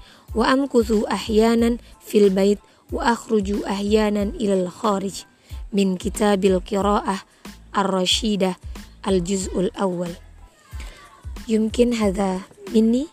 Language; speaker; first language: Arabic; non-native, learner; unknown